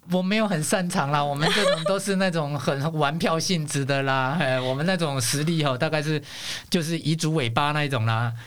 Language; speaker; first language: Chinese; non-native, local second language; Hakka Chinese